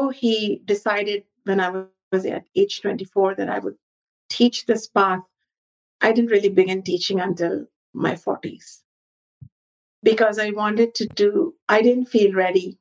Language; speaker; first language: English; non-native, local second language; Hindi